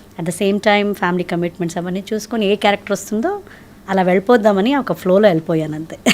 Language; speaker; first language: Telugu; native; Telugu